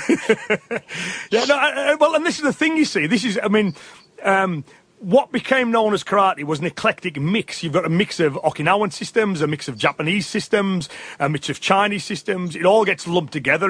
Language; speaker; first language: English; native; English